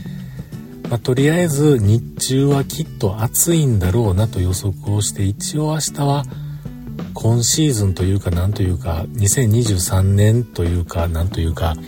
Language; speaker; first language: Japanese; native; Japanese